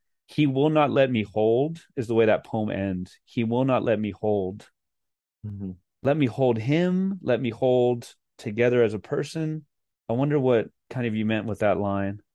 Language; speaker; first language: English; native; English